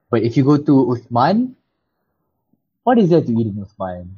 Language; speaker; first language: English; non-native, local second language; Malay